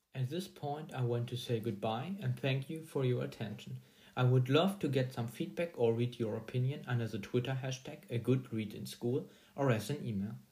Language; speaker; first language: English; non-native, fluent; German